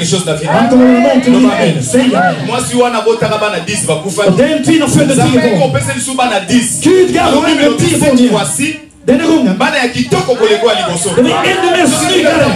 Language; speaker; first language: Swedish; non-native, fluent; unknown